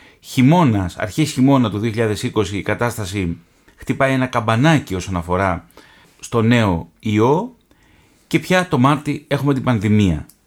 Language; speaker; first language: Greek; native; Greek